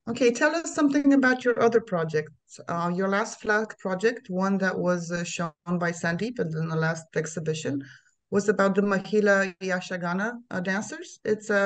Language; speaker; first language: English; non-native, fluent; Polish